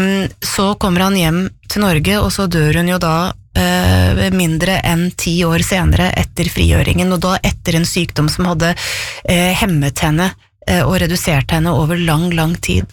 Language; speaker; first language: Norwegian; native; Norwegian